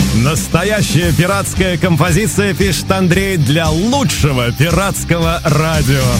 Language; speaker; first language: Russian; native; Russian